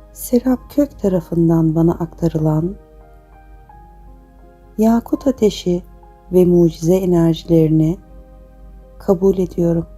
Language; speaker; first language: Turkish; native; Turkish